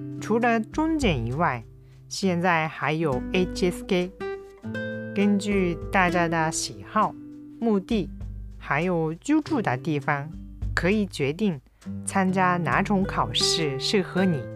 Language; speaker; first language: Chinese; non-native, fluent; Japanese